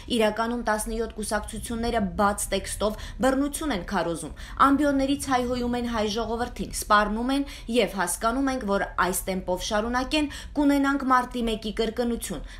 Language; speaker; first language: Armenian; native; Armenian